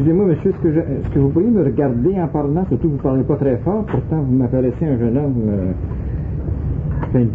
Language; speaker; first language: French; native; French